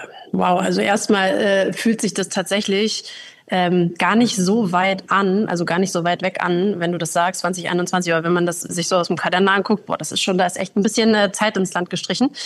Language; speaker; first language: German; native; German